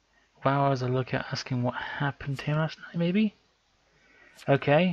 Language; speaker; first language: English; native; English